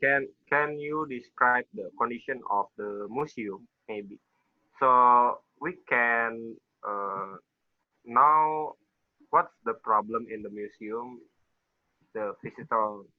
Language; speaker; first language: English; non-native, learner; Indonesian